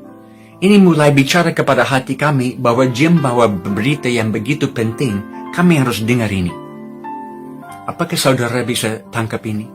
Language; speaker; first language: Indonesian; non-native, fluent; English